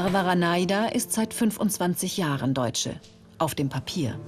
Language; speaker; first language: German; native; German